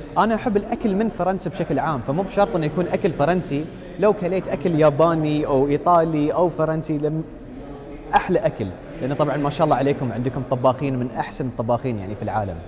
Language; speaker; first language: Arabic; native; Arabic